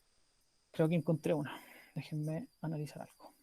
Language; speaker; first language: Spanish; native; Spanish